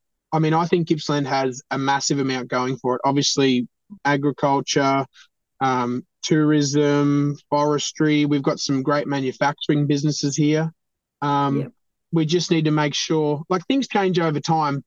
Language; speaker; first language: English; native; English